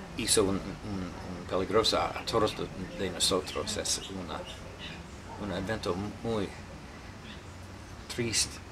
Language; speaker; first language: Spanish; non-native, learner; English